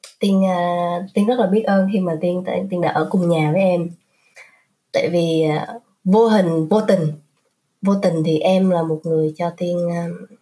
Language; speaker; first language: Vietnamese; native; Vietnamese